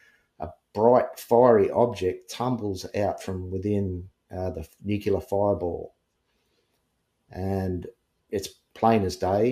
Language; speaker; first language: English; native; English